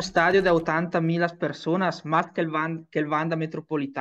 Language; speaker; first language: Spanish; non-native, learner; Italian